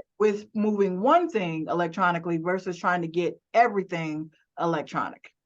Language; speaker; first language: English; native; English